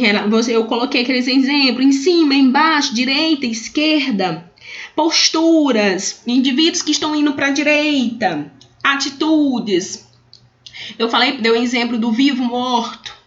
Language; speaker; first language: Portuguese; native; Portuguese